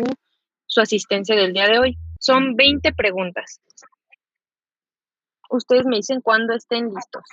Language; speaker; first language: Spanish; native; Spanish